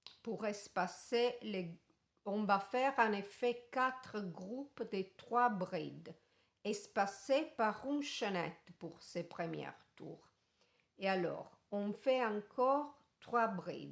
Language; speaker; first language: French; non-native, fluent; Italian